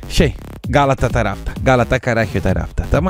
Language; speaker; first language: Turkish; non-native, fluent; Italian